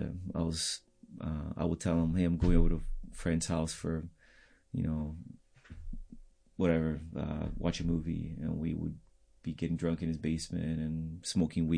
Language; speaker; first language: English; non-native, fluent; Portuguese